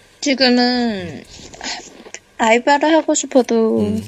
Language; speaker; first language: Korean; non-native, learner; Chinese